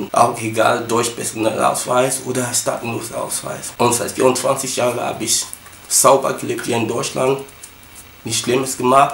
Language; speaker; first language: German; early bilingual, other home language; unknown